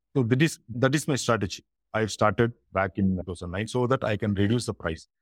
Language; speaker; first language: English; non-native, local second language; Tamil